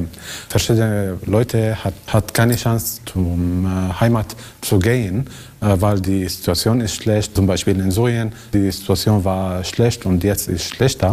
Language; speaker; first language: German; non-native, learner; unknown